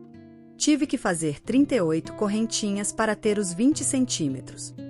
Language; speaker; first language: Portuguese; native; Portuguese